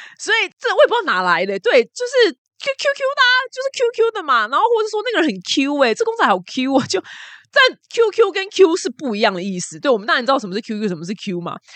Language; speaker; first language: Chinese; native; Chinese